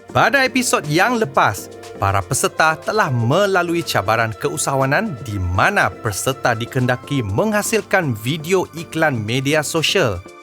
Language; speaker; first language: Malay; native; Malay